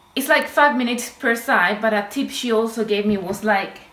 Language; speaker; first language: English; non-native, fluent; Spanish